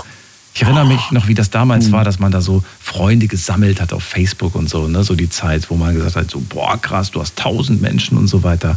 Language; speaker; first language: German; native; German